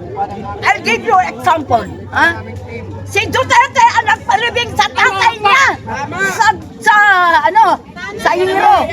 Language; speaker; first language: Filipino; non-native, local second language; Iloko